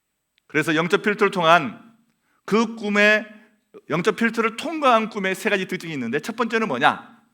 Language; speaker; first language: Korean; native; Korean